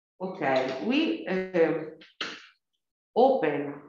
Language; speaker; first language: English; non-native, learner; Italian